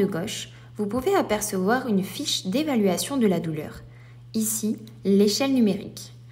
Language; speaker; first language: French; native; French